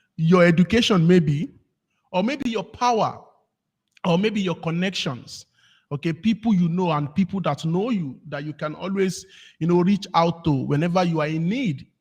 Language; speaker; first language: English; non-native, local second language; Yoruba